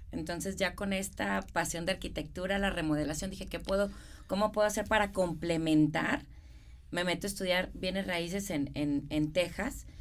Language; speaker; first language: Spanish; native; Spanish